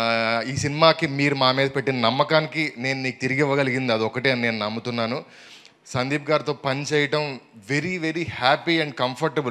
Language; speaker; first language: Telugu; native; Telugu